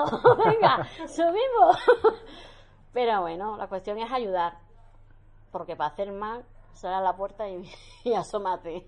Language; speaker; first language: Spanish; native; Spanish